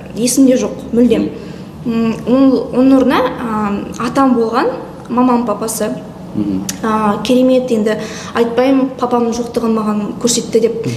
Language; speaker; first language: Kazakh; non-native, local second language; Russian